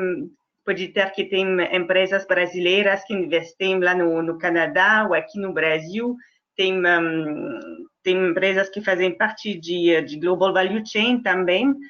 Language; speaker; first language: Portuguese; non-native, fluent; French